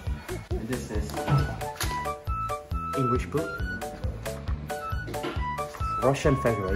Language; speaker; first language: English; non-native, learner; Korean